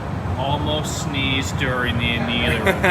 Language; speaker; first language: English; native; English